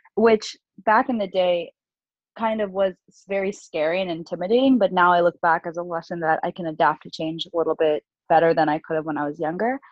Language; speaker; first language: English; early bilingual, other home language; Urdu